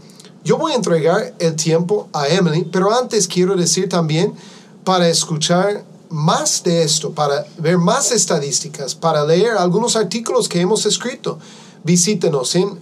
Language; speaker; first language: Spanish; non-native, fluent; English